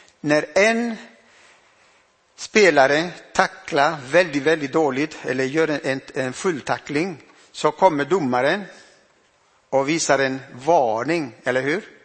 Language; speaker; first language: Swedish; non-native, fluent; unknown